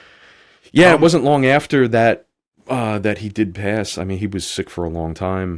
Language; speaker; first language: English; native; English